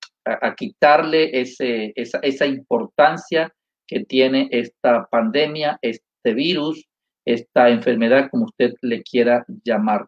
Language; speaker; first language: Spanish; native; Spanish